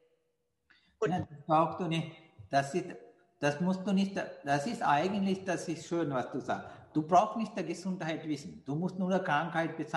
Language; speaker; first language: German; non-native, fluent; Sinhala